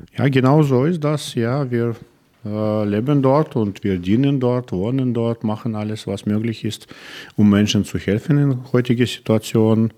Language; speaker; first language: German; non-native, learner; Russian